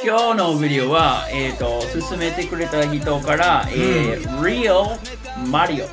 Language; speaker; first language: Japanese; non-native, fluent; English